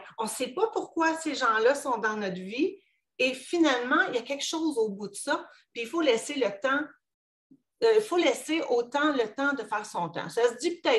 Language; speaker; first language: French; native; French